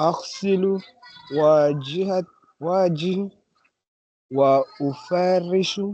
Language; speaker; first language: Arabic; non-native, learner; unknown